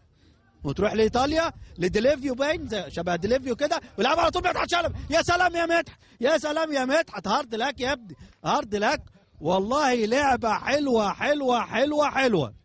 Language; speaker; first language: Arabic; native; Arabic